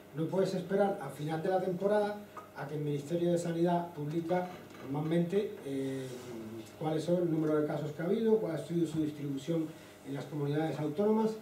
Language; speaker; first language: Spanish; native; Spanish